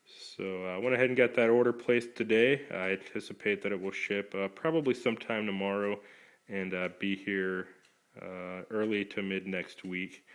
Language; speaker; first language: English; native; English